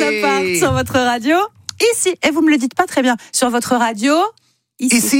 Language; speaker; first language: French; native; French